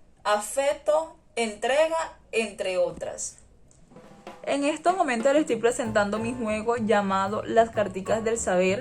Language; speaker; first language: Spanish; native; Spanish